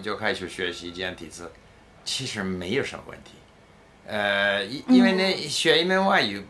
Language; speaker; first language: Chinese; non-native, fluent; English